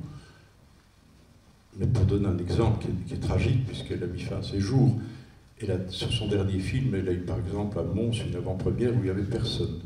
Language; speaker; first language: French; native; French